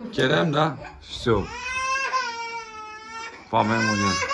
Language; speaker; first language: Russian; non-native, learner; Turkish